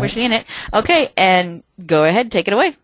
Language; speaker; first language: English; native; English